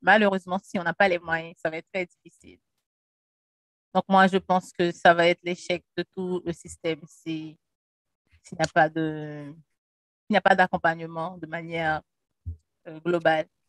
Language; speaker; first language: French; non-native, local second language; Haitian Creole